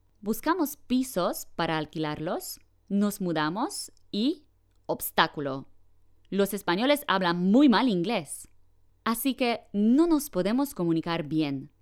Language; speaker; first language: Spanish; non-native, fluent; Polish